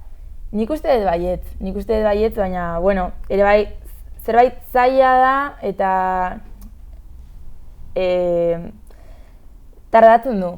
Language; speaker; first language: Basque; non-native, local second language; Spanish